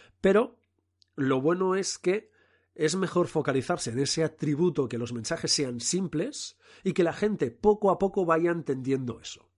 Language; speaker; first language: Spanish; non-native, local second language; Catalan